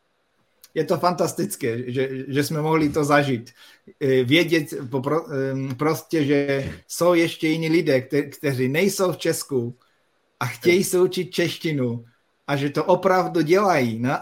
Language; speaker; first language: Czech; non-native, fluent; Polish